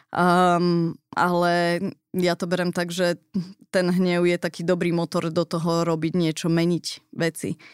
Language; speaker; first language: Slovak; early bilingual, heritage; Slovak